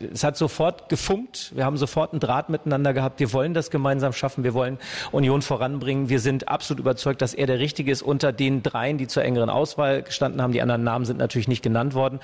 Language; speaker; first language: German; native; German